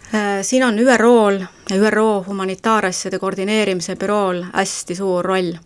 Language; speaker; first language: Estonian; native; Estonian